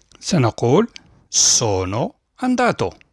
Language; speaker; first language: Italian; non-native, fluent; Arabic